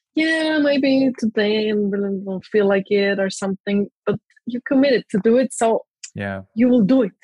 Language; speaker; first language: English; non-native, fluent; German